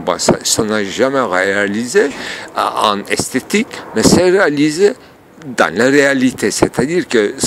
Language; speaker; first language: French; non-native, fluent; Turkish